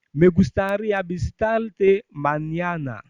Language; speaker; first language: Spanish; non-native, fluent; Haitian Creole